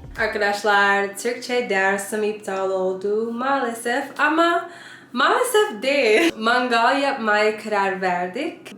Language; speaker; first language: Turkish; non-native, learner; English